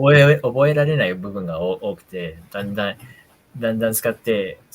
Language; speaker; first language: Japanese; non-native, fluent; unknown